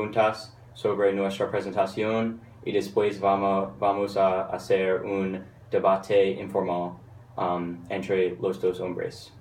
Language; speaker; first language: Spanish; non-native, learner; English